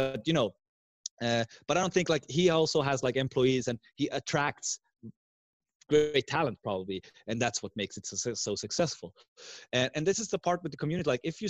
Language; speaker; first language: English; non-native, fluent; Swedish